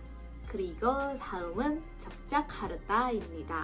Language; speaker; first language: Korean; non-native, fluent; Indonesian